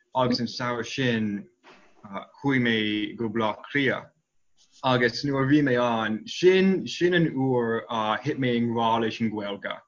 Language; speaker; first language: Irish; non-native, fluent; English